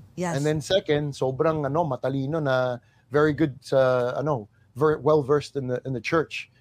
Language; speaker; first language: English; native; English